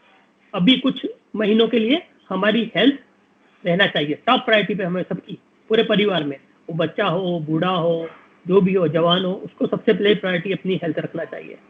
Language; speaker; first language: Hindi; native; Hindi